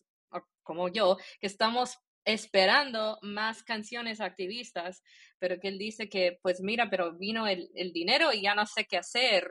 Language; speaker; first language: Spanish; early bilingual, heritage; Spanish